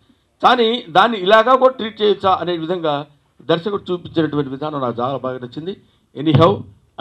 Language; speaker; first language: Telugu; native; Telugu